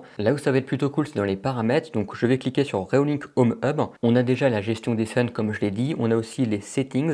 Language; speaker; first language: French; native; French